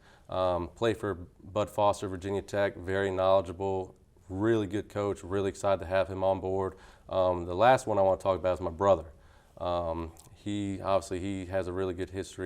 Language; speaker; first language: English; native; English